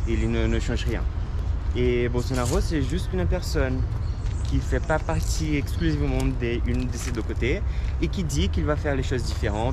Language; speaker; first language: French; non-native, fluent; Portuguese